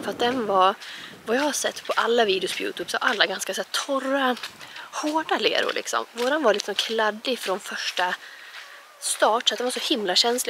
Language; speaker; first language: Swedish; native; Swedish